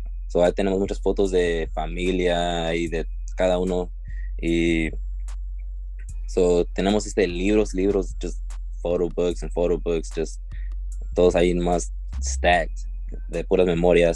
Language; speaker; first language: Spanish; early bilingual, heritage; Spanish